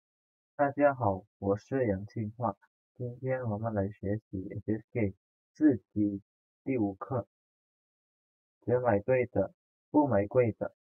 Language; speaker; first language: Chinese; non-native, fluent; Indonesian